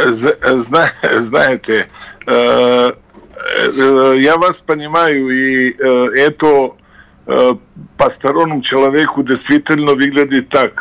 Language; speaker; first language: Russian; non-native, fluent; Serbian